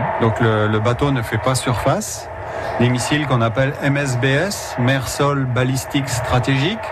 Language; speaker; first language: French; native; French